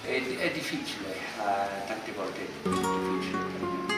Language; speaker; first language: Italian; non-native, learner; German